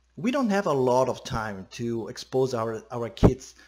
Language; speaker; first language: English; non-native, fluent; Italian